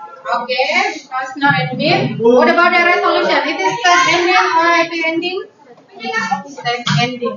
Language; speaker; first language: English; non-native, learner; Indonesian